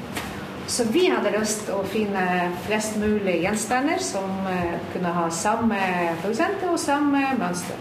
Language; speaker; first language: Norwegian; non-native, fluent; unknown